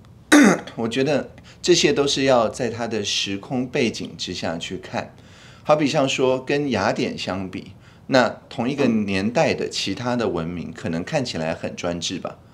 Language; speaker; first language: Chinese; native; Chinese